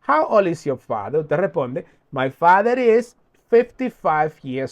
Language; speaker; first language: English; non-native, fluent; Spanish